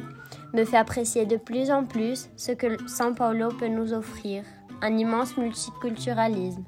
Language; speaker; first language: French; non-native, fluent; Portuguese